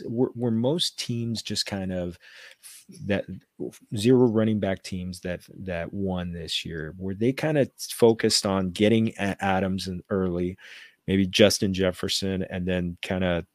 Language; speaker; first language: English; native; English